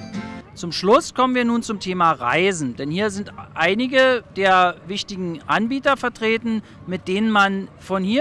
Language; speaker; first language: German; native; German